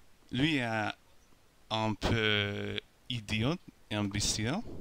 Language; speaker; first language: French; non-native, learner; Hungarian